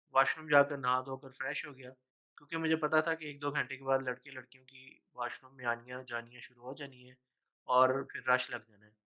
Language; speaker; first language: Urdu; native; Urdu